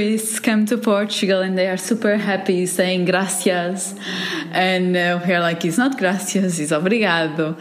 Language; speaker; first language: English; non-native, fluent; Portuguese